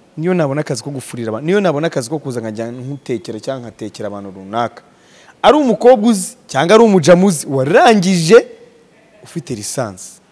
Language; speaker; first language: Kinyarwanda; native; Kinyarwanda